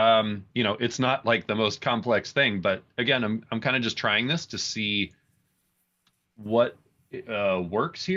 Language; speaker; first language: English; native; English